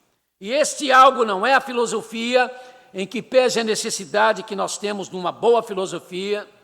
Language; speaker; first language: Portuguese; native; Portuguese